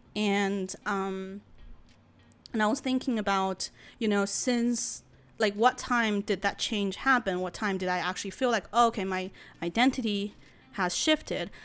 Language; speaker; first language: English; non-native, fluent; Chinese